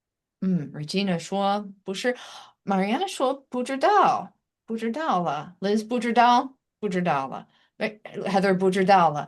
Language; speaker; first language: Chinese; non-native, fluent; English